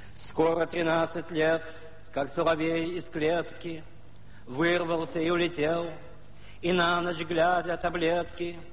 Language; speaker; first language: Russian; native; Russian